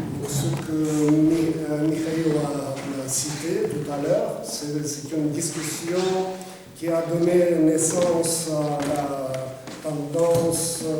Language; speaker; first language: French; non-native, fluent; Russian